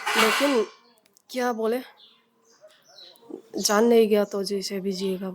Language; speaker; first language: Hindi; non-native, local second language; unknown